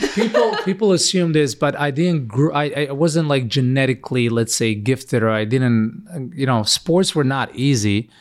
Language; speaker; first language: English; non-native, fluent; Macedonian